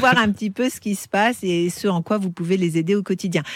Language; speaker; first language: French; native; French